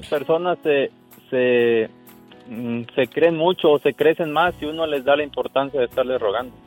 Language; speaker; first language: Spanish; native; Spanish